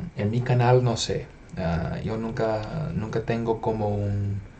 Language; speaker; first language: Spanish; non-native, fluent; English